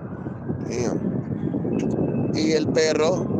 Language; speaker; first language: Spanish; non-native, learner; English